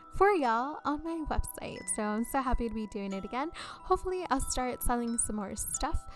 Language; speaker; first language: English; early bilingual, other home language; Spanish